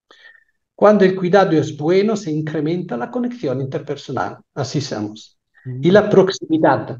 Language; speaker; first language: Spanish; non-native, fluent; Italian